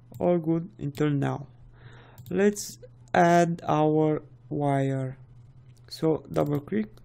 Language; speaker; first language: English; non-native, fluent; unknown